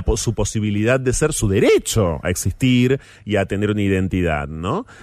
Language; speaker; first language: Spanish; native; Spanish